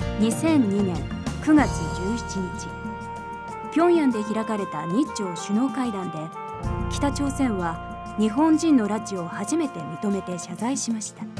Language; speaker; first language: Japanese; native; Japanese